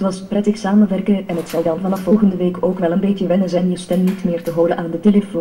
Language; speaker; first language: Dutch; native; Dutch